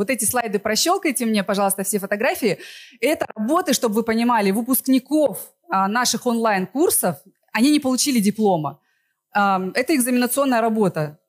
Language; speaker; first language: Russian; native; Russian